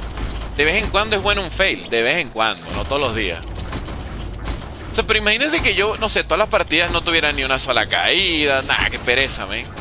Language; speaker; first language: Spanish; native; Spanish